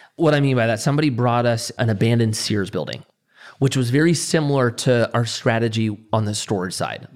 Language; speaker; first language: English; native; English